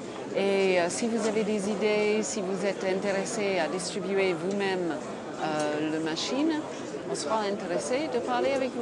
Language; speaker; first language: French; non-native, fluent; English